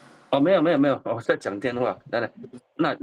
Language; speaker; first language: Chinese; native; Chinese